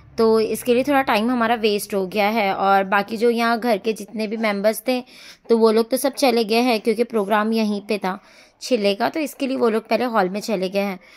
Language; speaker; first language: Hindi; native; Hindi